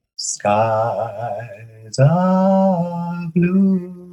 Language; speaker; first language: English; native; English